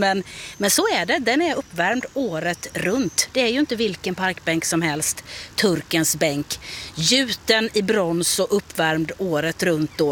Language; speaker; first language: Swedish; native; Swedish